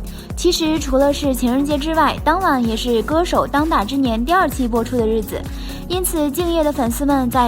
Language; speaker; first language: Chinese; native; Chinese